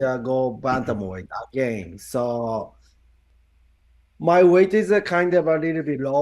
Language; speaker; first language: English; non-native, learner; Japanese